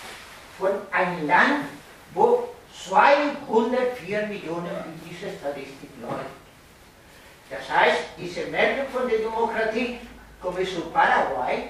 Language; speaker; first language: German; non-native, learner; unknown